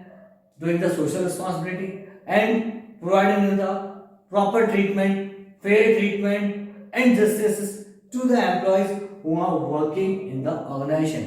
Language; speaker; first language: English; non-native, local second language; Hindi